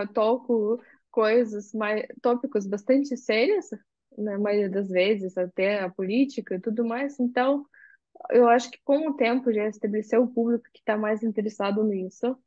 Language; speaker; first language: Portuguese; non-native, fluent; Russian